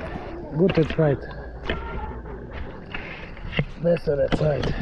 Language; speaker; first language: German; non-native, learner; Russian